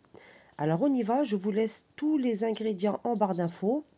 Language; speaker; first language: French; native; French